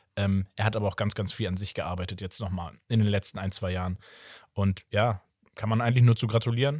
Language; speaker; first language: German; early bilingual, other home language; Portuguese